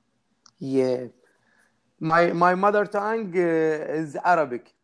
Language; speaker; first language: English; non-native, learner; Arabic